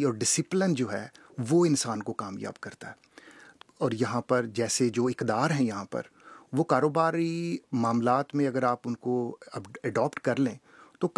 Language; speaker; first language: Urdu; native; Urdu